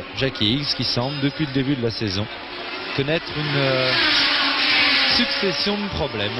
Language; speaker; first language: French; native; French